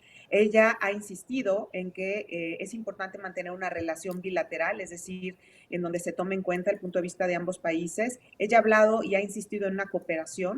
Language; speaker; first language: Spanish; native; Spanish